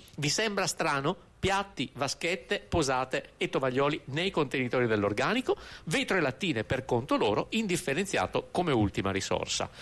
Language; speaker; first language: Italian; native; Italian